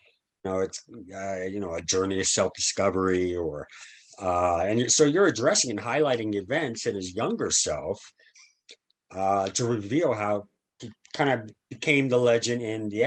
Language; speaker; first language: English; native; English